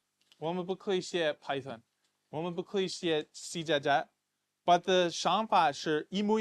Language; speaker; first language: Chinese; non-native, fluent; English